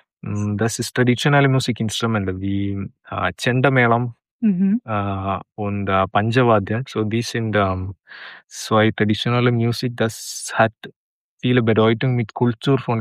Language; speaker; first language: German; non-native, learner; Malayalam